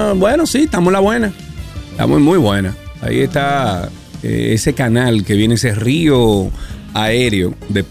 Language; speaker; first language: Spanish; native; Spanish